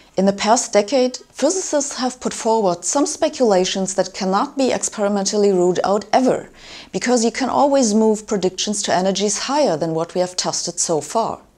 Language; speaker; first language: English; non-native, fluent; German